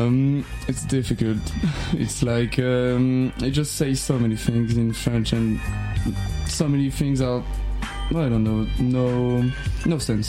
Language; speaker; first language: English; non-native, learner; French